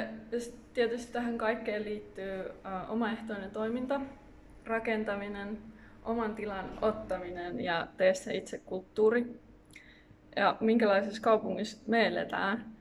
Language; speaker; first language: Finnish; native; Finnish